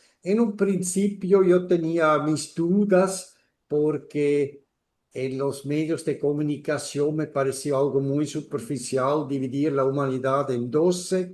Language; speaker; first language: Spanish; non-native, fluent; German